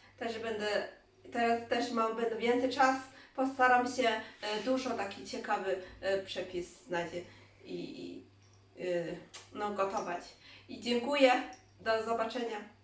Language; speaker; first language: Polish; non-native, learner; Chinese